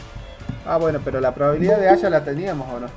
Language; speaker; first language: Spanish; native; Spanish